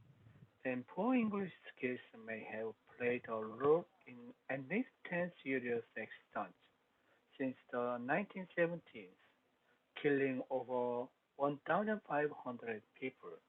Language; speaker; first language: English; non-native, learner; Korean